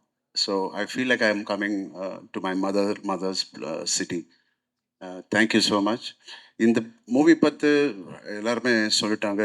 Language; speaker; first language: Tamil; non-native, learner; Telugu